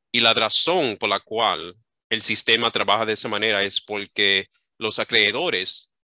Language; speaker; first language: Spanish; early bilingual, other home language; English